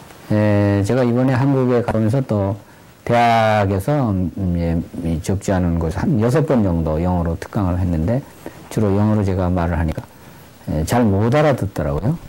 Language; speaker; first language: Korean; native; Korean